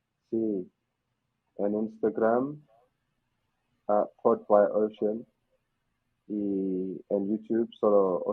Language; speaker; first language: Spanish; non-native, learner; English